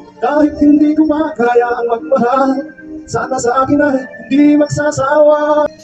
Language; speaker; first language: Filipino; native; Filipino